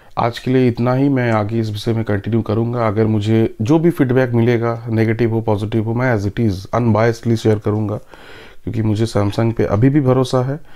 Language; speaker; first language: Hindi; native; Hindi